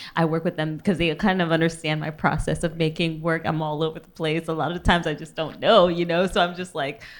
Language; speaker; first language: English; native; English